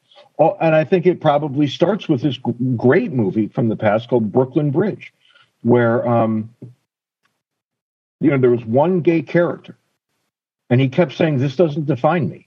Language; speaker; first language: English; native; English